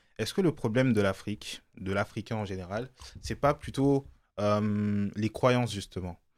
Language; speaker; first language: French; early bilingual, other home language; Lingala